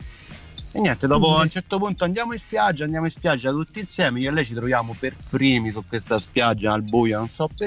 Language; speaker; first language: Italian; native; Italian